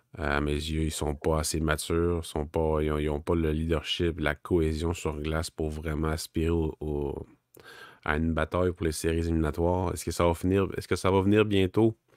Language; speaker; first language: French; native; French